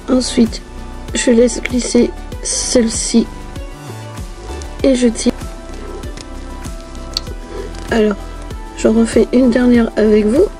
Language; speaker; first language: French; native; French